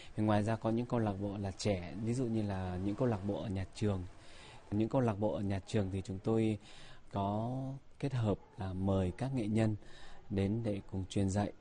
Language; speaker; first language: Vietnamese; non-native, local second language; Tày